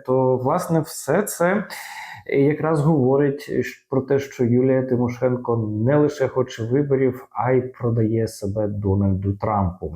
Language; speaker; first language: Ukrainian; native; Ukrainian